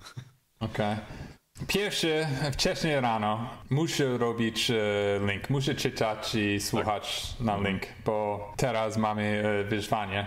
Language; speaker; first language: Polish; non-native, learner; English